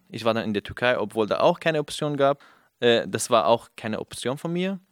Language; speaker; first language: German; non-native, fluent; Kurdish